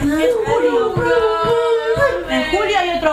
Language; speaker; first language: Spanish; native; Spanish